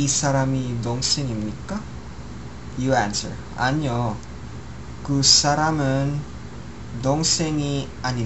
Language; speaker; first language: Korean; non-native, learner; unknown